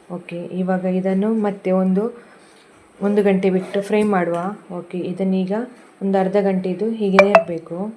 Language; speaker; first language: Kannada; non-native, local second language; Tulu